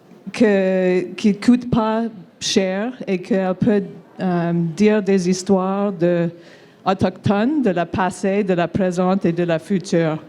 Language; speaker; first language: French; non-native, local second language; English